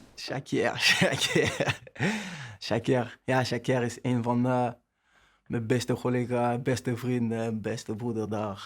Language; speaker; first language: Dutch; non-native, learner; French